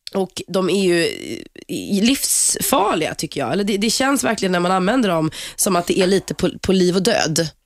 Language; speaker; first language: Swedish; native; Swedish